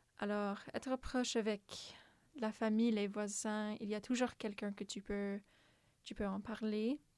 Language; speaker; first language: French; non-native, local second language; English